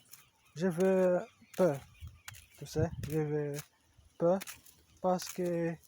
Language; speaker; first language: French; non-native, learner; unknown